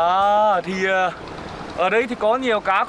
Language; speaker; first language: Vietnamese; non-native, fluent; Korean